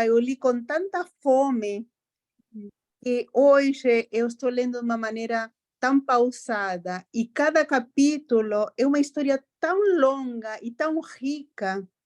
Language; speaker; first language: Portuguese; non-native, fluent; Spanish